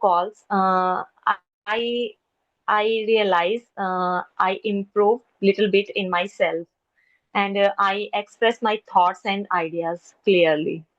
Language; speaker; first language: English; non-native, local second language; Hindi